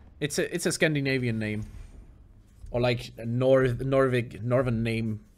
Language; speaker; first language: English; non-native, fluent; German